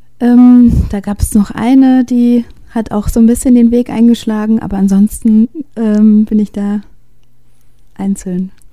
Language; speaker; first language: German; early bilingual, other home language; Polish